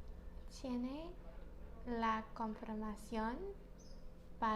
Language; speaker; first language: Spanish; non-native, learner; English